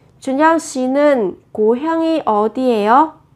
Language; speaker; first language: Korean; non-native, fluent; Vietnamese